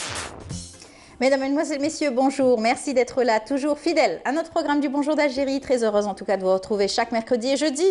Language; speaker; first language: French; non-native, local second language; Arabic